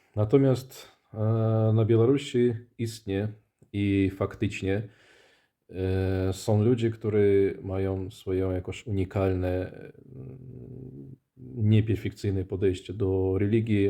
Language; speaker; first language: Polish; non-native, fluent; Russian